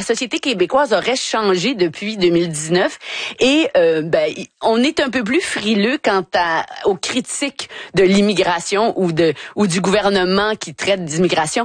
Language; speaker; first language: French; native; French